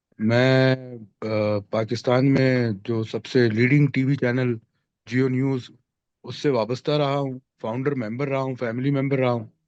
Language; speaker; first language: Urdu; native; Urdu